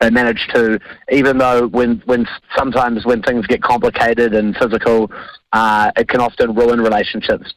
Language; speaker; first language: English; native; English